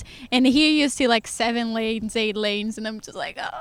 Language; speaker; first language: English; non-native, fluent; Portuguese